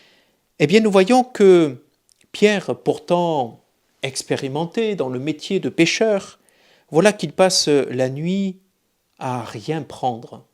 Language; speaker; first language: French; native; French